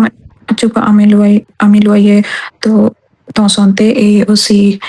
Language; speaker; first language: French; non-native, learner; Hindi